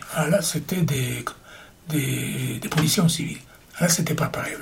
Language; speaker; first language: French; early bilingual, other home language; German